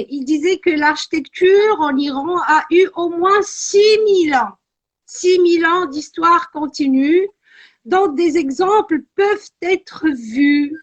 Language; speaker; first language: French; non-native, local second language; Arabic